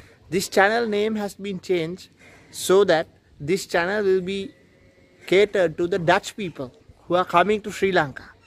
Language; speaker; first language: English; non-native, local second language; Sinhala